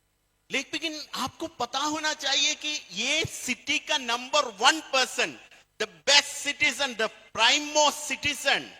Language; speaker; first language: Hindi; non-native, fluent; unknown